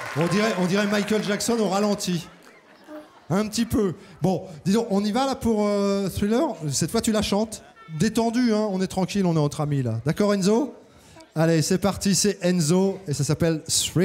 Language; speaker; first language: French; native; French